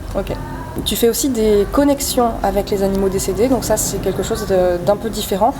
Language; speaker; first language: French; native; French